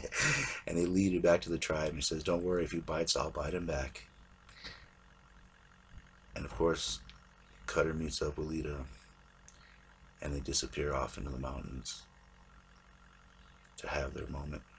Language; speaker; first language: English; native; English